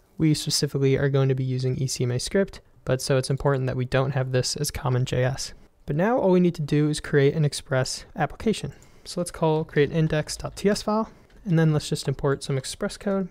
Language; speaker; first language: English; native; English